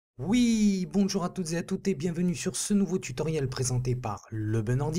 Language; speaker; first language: French; native; French